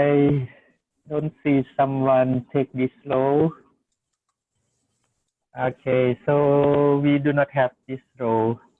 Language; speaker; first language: English; non-native, learner; Thai